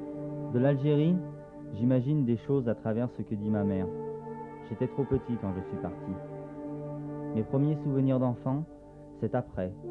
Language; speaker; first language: French; early bilingual, other home language; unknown